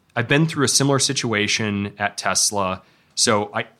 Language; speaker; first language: English; native; English